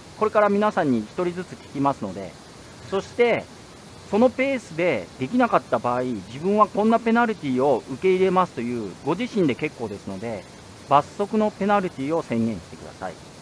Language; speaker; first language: Japanese; native; Japanese